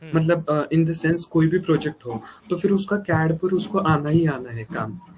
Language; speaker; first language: Hindi; non-native, local second language; Marathi